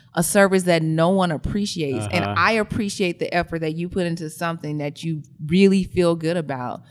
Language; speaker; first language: English; native; English